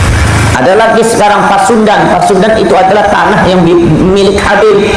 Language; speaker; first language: Indonesian; native; Indonesian